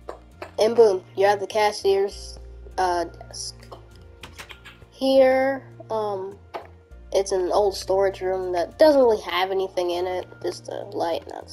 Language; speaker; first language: English; native; English